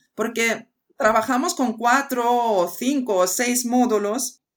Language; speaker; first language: Spanish; non-native, fluent; Swedish